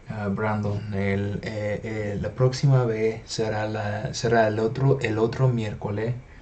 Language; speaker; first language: Spanish; non-native, fluent; English